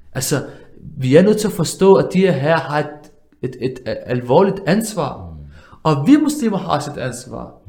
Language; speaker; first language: Danish; early bilingual, other home language; Arabic